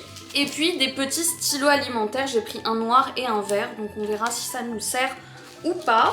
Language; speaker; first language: French; native; French